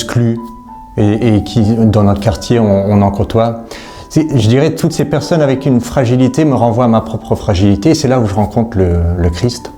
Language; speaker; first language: French; native; French